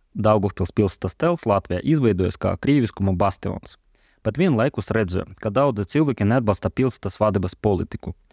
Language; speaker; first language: Latvian; non-native, local second language; Russian